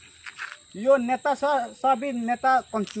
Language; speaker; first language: Nepali; non-native, local second language; Bhojpuri